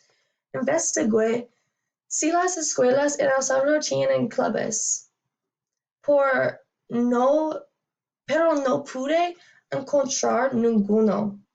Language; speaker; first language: Spanish; non-native, learner; English